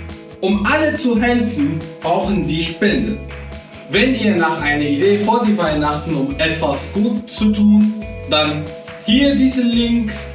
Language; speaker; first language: German; non-native, fluent; Arabic